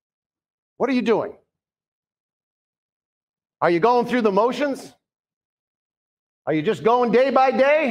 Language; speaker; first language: English; native; English